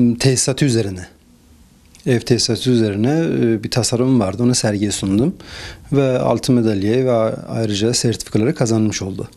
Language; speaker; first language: Turkish; non-native, fluent; Persian